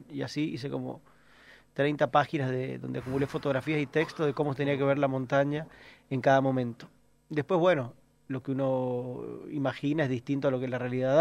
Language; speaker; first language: Spanish; native; Spanish